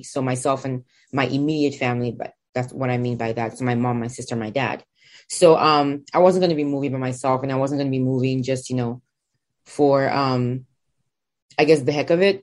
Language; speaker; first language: English; non-native, local second language; Igbo